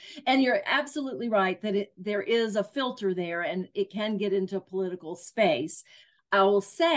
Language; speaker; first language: English; native; English